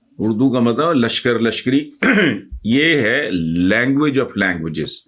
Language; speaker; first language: Urdu; non-native, local second language; Punjabi